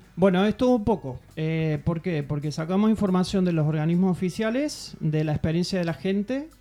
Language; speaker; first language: Spanish; native; Spanish